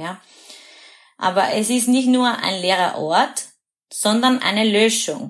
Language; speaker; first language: German; non-native, fluent; Spanish